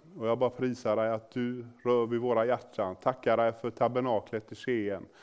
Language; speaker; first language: Swedish; native; Swedish